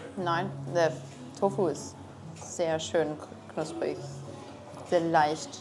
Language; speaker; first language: German; non-native, fluent; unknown